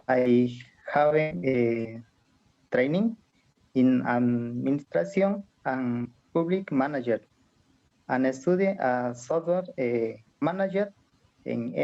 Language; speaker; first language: English; non-native, learner; Spanish